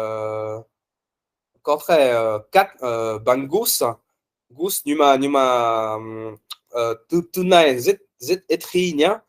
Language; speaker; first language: Vietnamese; non-native, learner; French